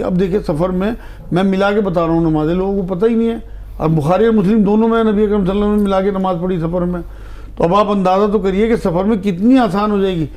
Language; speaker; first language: Hindi; native; Hindi